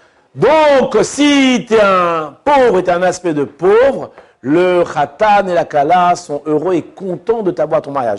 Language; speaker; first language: French; native; French